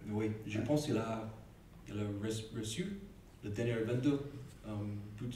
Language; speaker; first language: French; non-native, learner; English